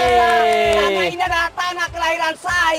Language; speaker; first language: Indonesian; native; Indonesian